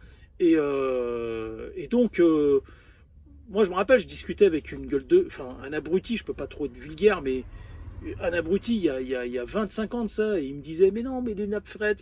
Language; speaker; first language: French; native; French